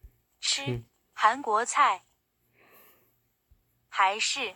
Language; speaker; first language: Chinese; non-native, learner; English